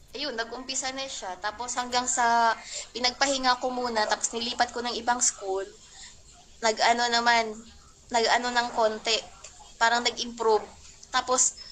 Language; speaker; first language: Filipino; non-native, local second language; Cebuano